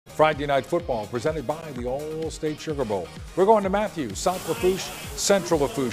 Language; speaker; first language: English; native; English